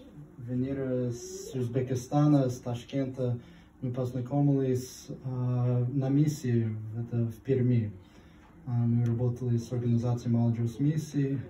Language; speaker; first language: Russian; non-native, fluent; English